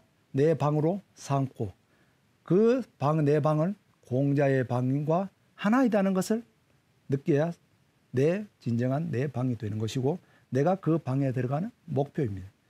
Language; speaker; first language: Korean; native; Korean